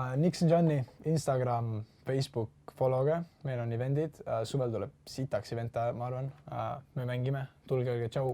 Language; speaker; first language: Estonian; non-native, local second language; Russian